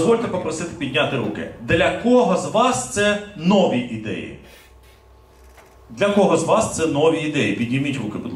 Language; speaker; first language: Ukrainian; native; Ukrainian